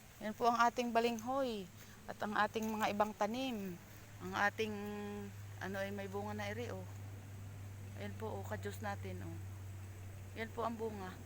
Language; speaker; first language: Filipino; native; Filipino